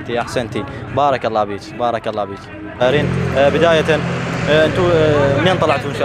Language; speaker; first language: Arabic; native; Arabic